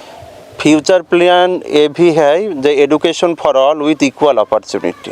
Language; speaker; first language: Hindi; non-native, local second language; Bangla